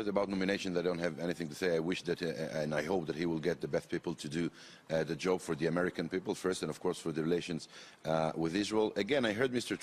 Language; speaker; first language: English; non-native, fluent; Hebrew